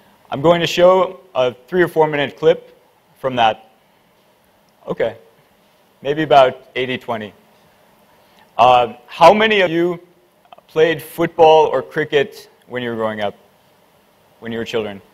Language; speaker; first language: English; native; English